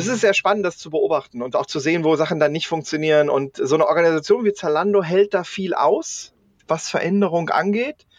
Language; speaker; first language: German; native; German